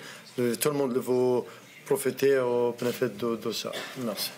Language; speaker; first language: French; non-native, learner; Arabic